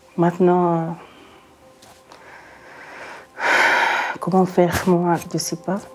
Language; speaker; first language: French; non-native, learner; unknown